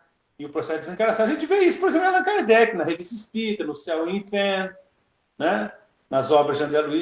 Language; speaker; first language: Portuguese; native; Portuguese